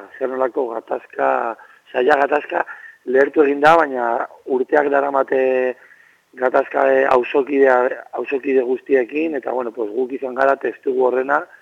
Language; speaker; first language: Basque; non-native, local second language; Spanish